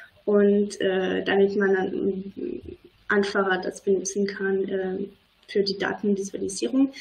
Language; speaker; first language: German; non-native, fluent; French